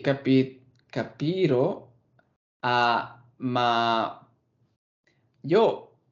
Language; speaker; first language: Italian; non-native, learner; English